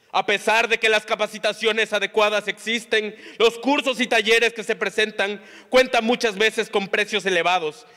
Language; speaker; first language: Spanish; native; Spanish